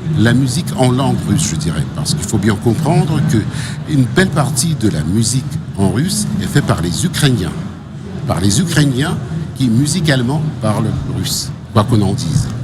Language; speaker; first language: French; non-native, fluent; Russian